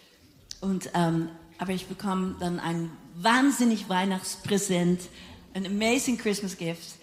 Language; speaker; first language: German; non-native, fluent; Dutch